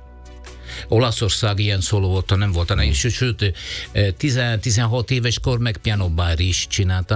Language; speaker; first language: Hungarian; non-native, fluent; Italian